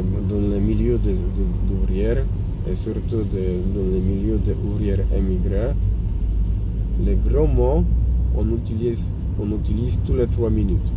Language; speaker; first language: French; non-native, learner; Polish